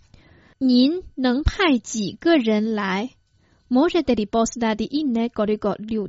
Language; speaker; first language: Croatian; non-native, fluent; Chinese